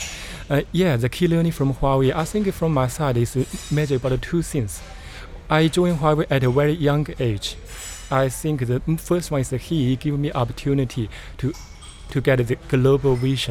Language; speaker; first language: English; non-native, learner; Chinese